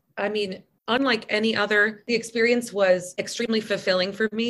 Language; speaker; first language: English; native; English